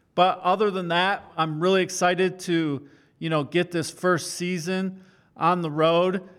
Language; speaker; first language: English; native; English